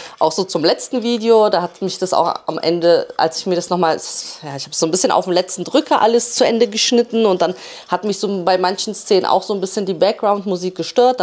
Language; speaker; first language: German; early bilingual, other home language; Polish